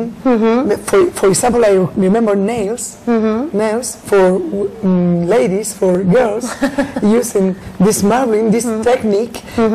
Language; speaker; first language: English; non-native, learner; Spanish